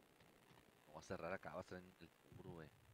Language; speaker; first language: Spanish; native; Spanish